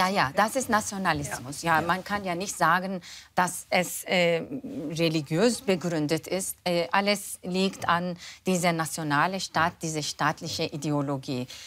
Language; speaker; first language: German; non-native, fluent; Turkish